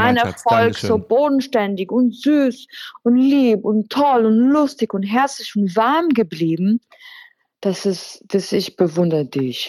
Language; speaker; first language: German; non-native, fluent; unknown